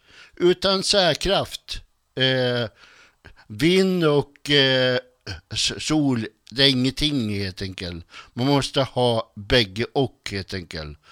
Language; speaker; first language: Swedish; native; Swedish